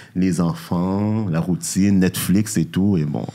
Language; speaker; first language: French; native; French